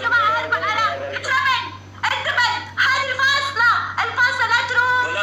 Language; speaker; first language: Arabic; non-native, learner; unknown